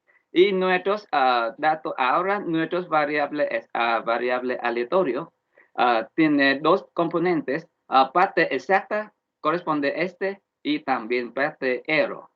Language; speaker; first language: Spanish; non-native, learner; Vietnamese